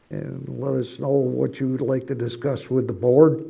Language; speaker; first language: English; native; English